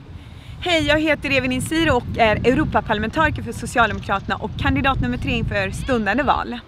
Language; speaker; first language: Swedish; early bilingual, other home language; Kurdish